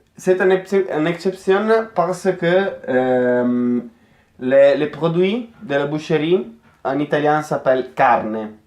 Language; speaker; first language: French; non-native, fluent; Italian